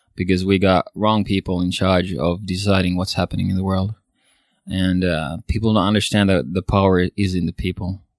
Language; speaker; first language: English; non-native, fluent; Swedish